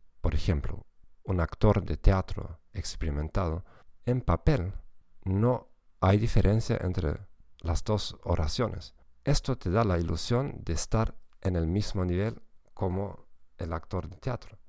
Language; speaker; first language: Spanish; non-native, fluent; German